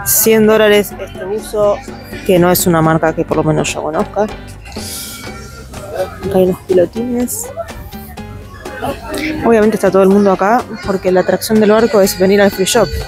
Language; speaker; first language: Spanish; native; Spanish